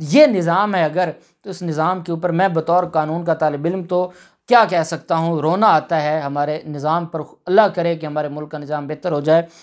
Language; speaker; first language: Urdu; non-native, local second language; Punjabi